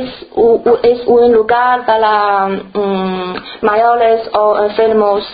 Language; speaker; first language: Spanish; non-native, learner; Chinese